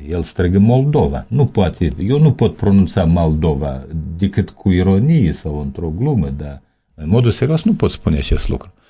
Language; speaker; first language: Romanian; native; Romanian